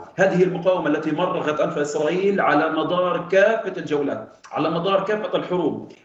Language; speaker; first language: Arabic; native; Arabic